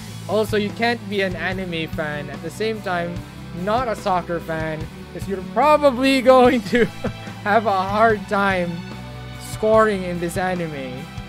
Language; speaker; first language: English; non-native, local second language; Filipino